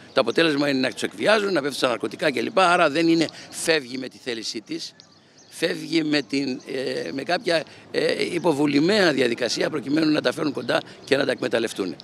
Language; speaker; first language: Greek; native; Greek